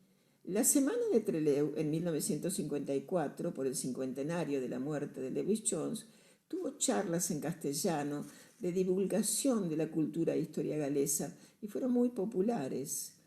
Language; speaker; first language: Spanish; native; Spanish